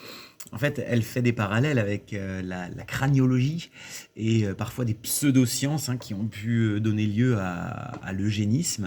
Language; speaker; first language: French; native; French